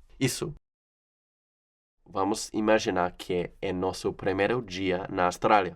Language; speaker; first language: Portuguese; non-native, fluent; English